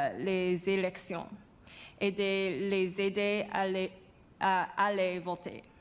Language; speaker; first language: French; non-native, fluent; Chinese